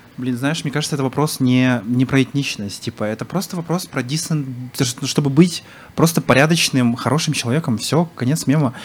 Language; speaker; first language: Russian; native; Russian